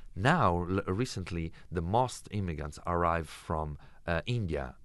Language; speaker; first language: English; non-native, fluent; Italian